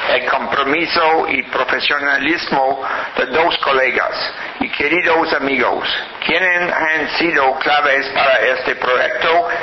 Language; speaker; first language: Spanish; non-native, learner; English